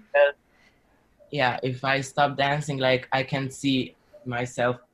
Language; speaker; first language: English; non-native, learner; Slovenian